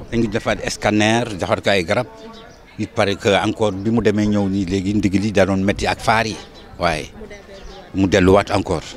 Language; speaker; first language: Wolof; native; Wolof